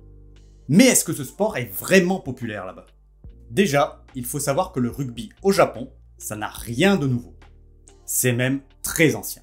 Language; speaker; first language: French; native; French